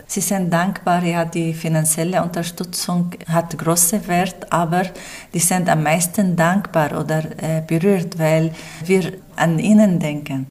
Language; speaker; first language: German; non-native, fluent; Arabic